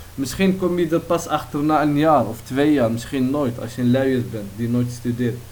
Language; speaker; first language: Dutch; early bilingual, other home language; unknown